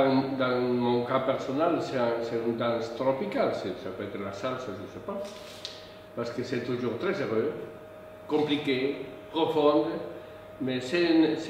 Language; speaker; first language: French; non-native, fluent; Spanish